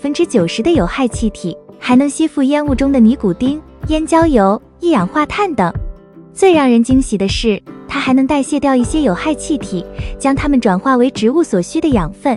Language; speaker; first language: Chinese; native; Chinese